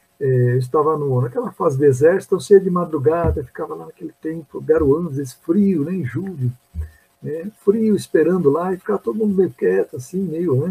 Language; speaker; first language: Portuguese; native; Portuguese